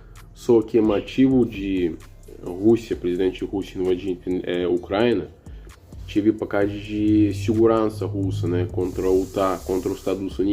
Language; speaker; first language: Portuguese; non-native, learner; Russian